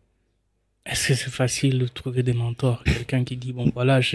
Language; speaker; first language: French; non-native, local second language; Swahili